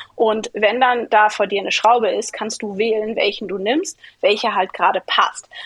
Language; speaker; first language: German; early bilingual, other home language; Greek